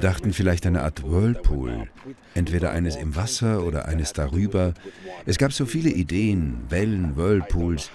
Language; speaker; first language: German; native; German